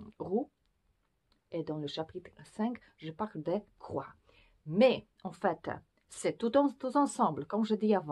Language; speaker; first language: French; non-native, fluent; Polish